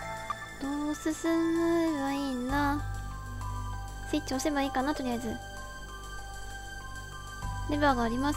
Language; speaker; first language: Japanese; native; Japanese